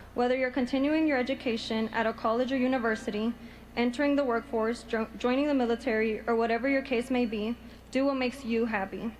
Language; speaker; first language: English; early bilingual, other home language; Spanish